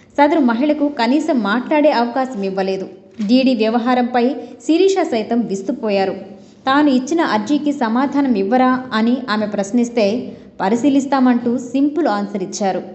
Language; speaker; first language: Telugu; native; Telugu